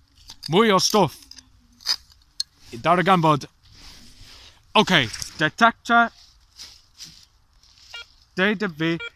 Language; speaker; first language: Welsh; non-native, learner; English